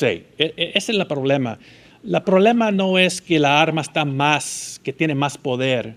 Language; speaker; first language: Spanish; early bilingual, heritage; Spanish